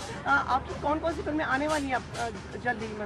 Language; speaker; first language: Hindi; native; Hindi